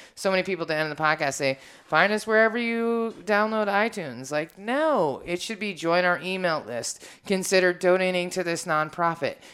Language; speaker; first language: English; native; English